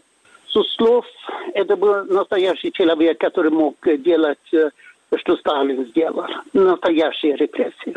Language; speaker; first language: Russian; non-native, fluent; Swedish